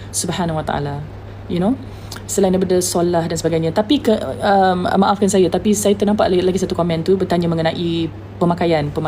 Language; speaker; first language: Malay; native; Malay